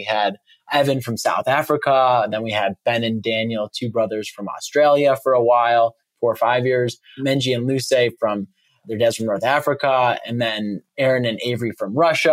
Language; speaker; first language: English; native; English